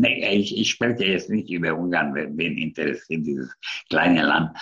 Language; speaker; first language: German; non-native, fluent; Hungarian